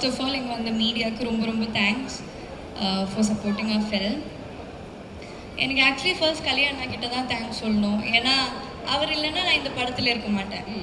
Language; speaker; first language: Tamil; non-native, fluent; Malayalam